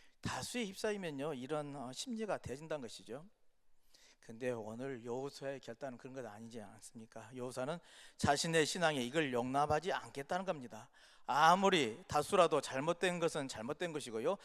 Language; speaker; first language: Korean; native; Korean